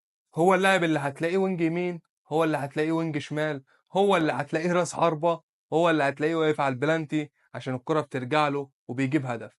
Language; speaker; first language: Arabic; native; Arabic